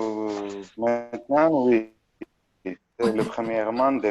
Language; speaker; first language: French; non-native, fluent; Armenian